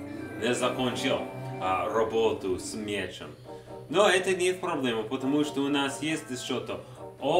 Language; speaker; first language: Russian; non-native, learner; English